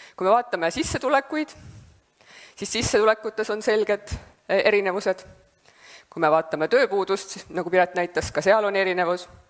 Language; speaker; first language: Estonian; native; Estonian